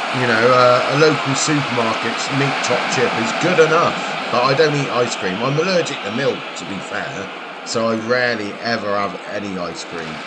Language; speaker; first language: English; native; English